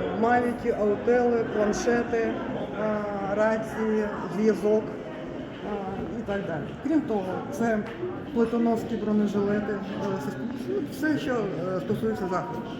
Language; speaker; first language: Ukrainian; native; Ukrainian